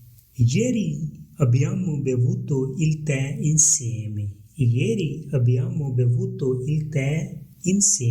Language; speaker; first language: Italian; non-native, learner; Urdu